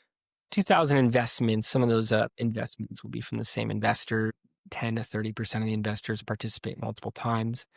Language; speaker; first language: English; native; English